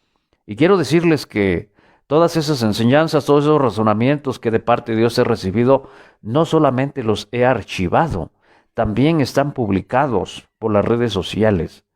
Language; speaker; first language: Spanish; native; Spanish